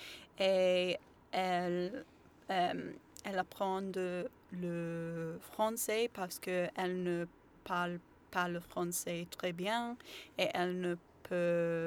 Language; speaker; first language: French; non-native, learner; English